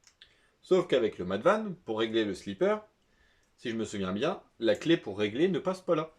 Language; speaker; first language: French; native; French